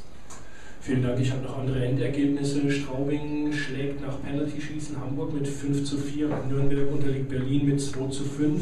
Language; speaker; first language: German; native; German